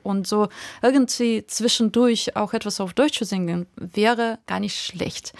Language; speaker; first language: German; non-native, fluent; Russian